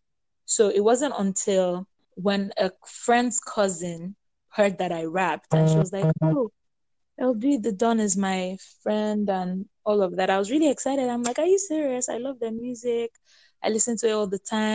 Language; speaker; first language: English; non-native, local second language; Yoruba